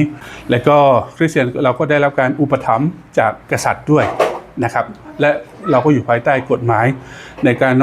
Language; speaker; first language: Thai; native; Thai